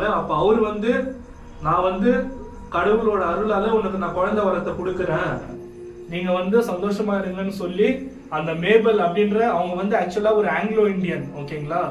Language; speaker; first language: Tamil; native; Tamil